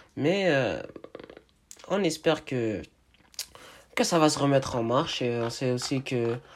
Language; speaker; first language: French; native; French